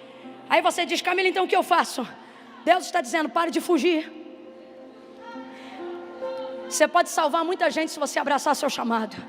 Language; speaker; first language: Portuguese; native; Portuguese